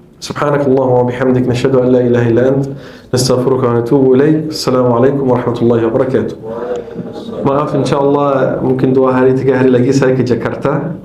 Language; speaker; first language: Malay; non-native, fluent; Arabic